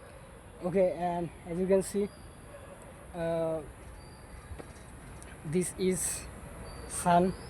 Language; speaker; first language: English; non-native, learner; Bangla